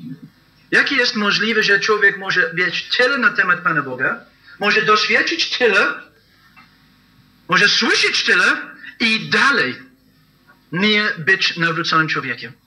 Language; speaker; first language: Polish; non-native, learner; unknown